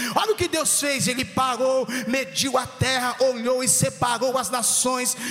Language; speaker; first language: Portuguese; native; Portuguese